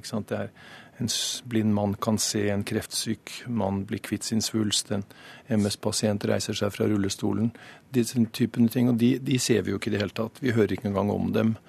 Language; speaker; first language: Norwegian; native; Norwegian